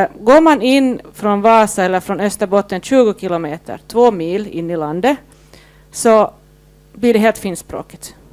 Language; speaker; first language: Swedish; native; Swedish